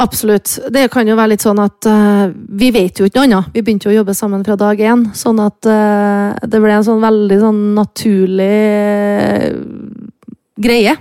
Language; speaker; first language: Norwegian; native; Norwegian